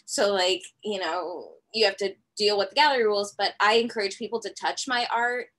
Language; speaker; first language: English; native; English